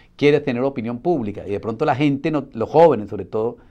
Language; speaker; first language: Spanish; native; Spanish